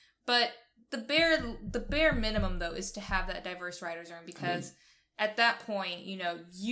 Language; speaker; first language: English; native; English